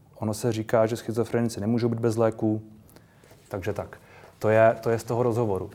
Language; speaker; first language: Czech; native; Czech